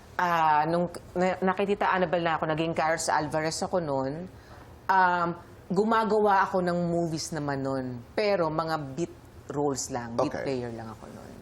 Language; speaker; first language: Filipino; native; Filipino